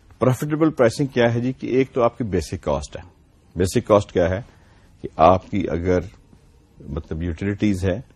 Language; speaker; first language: Urdu; non-native, local second language; Punjabi